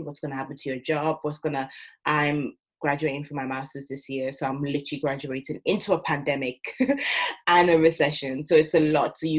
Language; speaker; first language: English; native; English